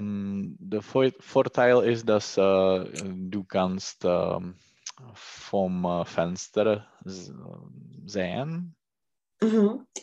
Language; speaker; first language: German; non-native, learner; Czech